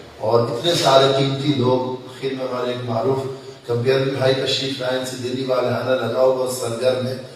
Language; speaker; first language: Urdu; non-native, local second language; Sindhi